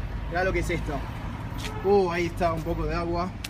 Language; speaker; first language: Spanish; native; Spanish